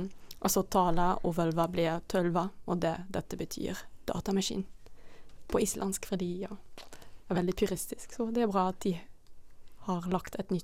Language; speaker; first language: Norwegian; non-native, fluent; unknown